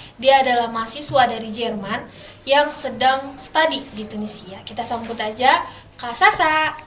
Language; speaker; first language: Indonesian; native; Indonesian